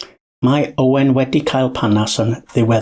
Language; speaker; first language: Welsh; non-native, learner; English